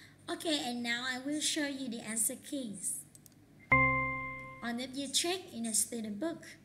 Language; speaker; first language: English; non-native, learner; Vietnamese